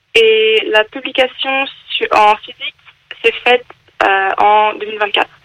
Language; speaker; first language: French; non-native, fluent; English